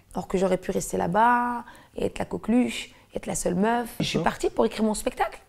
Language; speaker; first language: French; native; French